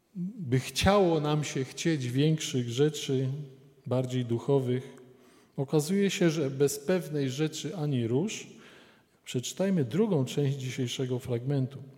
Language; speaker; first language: Polish; native; Polish